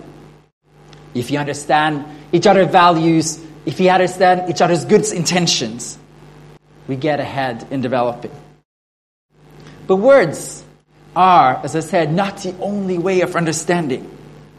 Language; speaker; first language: English; non-native, fluent; Norwegian